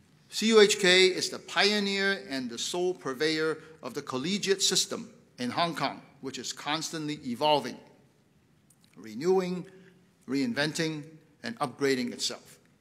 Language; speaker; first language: English; non-native, local second language; Cantonese